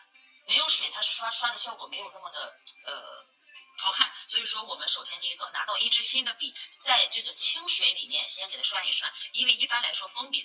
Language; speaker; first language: Chinese; native; Chinese